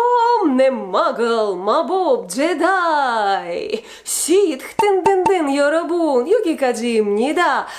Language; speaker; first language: Korean; non-native, learner; Russian